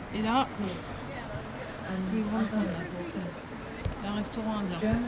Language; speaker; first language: French; native; French